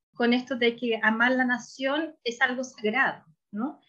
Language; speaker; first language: Spanish; early bilingual, heritage; Spanish